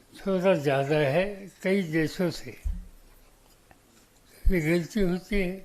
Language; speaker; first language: Hindi; non-native, local second language; Marathi